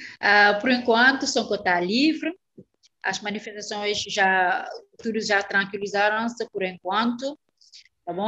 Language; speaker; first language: Portuguese; non-native, fluent; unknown